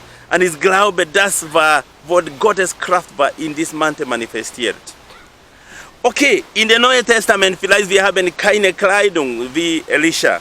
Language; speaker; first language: German; non-native, learner; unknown